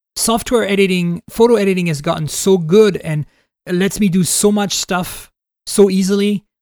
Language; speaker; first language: English; non-native, fluent; French